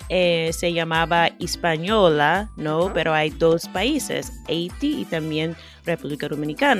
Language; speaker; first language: Spanish; non-native, fluent; English